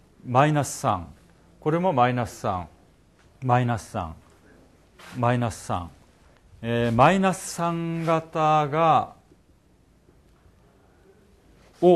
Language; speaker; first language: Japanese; non-native, fluent; Korean